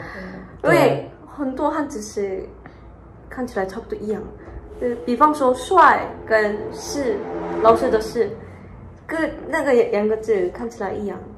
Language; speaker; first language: Chinese; non-native, fluent; Korean